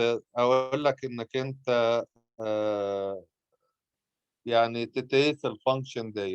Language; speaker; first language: Arabic; native; Arabic